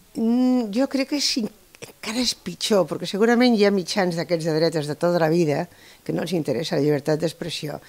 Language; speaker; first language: Catalan; non-native, local second language; Spanish